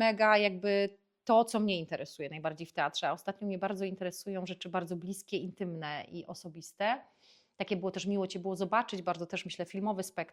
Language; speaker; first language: Polish; native; Polish